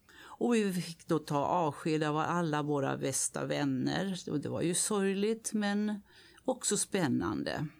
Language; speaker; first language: Swedish; native; Swedish